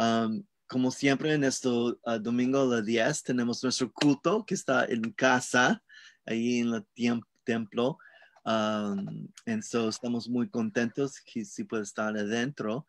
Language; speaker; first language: Spanish; non-native, learner; English